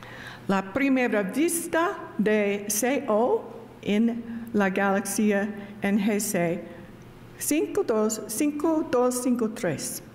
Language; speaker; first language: Spanish; non-native, learner; English